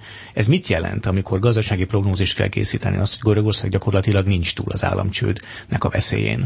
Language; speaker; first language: Hungarian; native; Hungarian